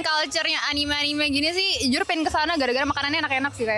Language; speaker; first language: Indonesian; native; Indonesian